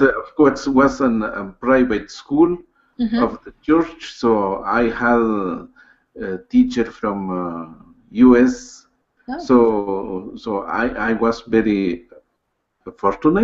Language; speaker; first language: English; non-native, learner; Spanish